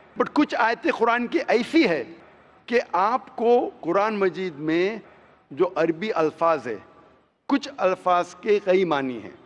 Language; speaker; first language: Hindi; non-native, local second language; Konkani